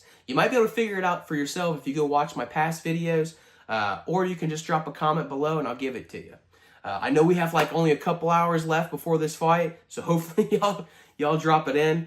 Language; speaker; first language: English; native; English